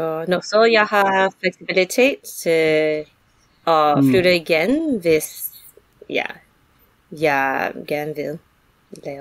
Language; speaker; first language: Danish; non-native, fluent; English